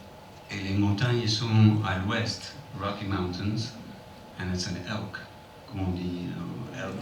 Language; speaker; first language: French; non-native, fluent; English